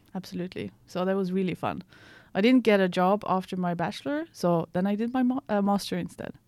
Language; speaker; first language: English; non-native, fluent; Swedish